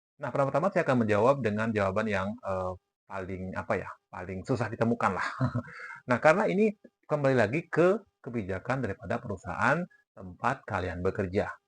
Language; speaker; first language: Indonesian; native; Indonesian